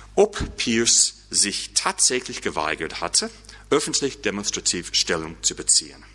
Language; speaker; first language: German; non-native, fluent; English